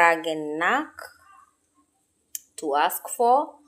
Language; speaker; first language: German; non-native, learner; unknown